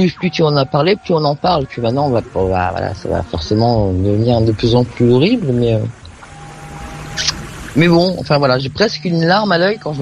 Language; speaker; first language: French; native; French